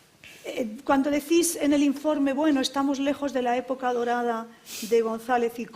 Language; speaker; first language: Spanish; native; Spanish